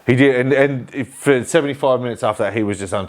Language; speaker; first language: English; native; English